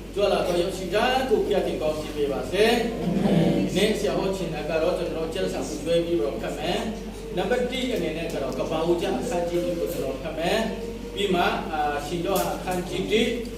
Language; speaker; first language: Burmese; non-native, local second language; Hakha Chin